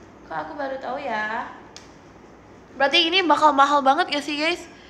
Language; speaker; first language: Indonesian; native; Indonesian